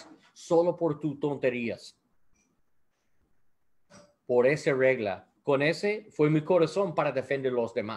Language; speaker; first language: Spanish; non-native, learner; English